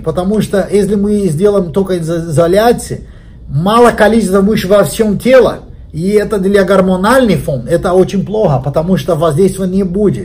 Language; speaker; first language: Russian; non-native, learner; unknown